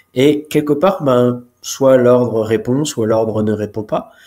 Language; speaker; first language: French; native; French